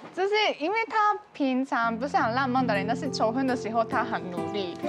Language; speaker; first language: Chinese; non-native, fluent; Japanese